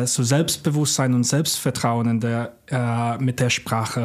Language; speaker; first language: German; non-native, fluent; English